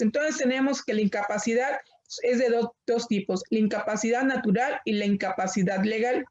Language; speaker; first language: Spanish; native; Spanish